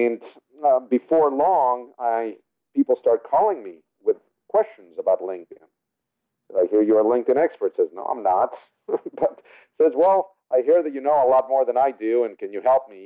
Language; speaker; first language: English; non-native, fluent; Spanish